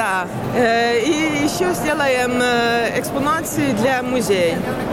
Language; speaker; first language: Russian; non-native, learner; Estonian